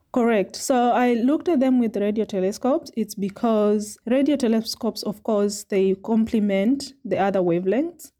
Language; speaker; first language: English; non-native, local second language; Kamba